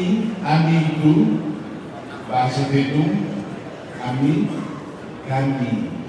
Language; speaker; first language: Indonesian; non-native, fluent; Tetum